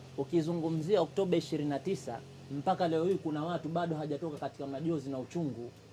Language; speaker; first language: Swahili; native; Swahili